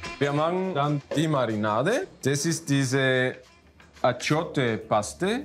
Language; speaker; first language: German; non-native, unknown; Spanish